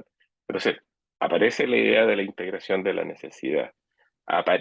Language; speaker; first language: Spanish; native; Spanish